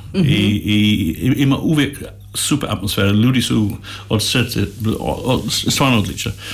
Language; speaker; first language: Croatian; non-native, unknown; English